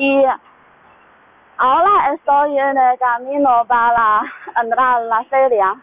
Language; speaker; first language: Spanish; non-native, learner; Chinese